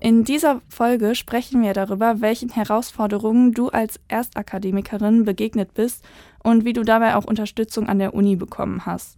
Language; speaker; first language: German; native; German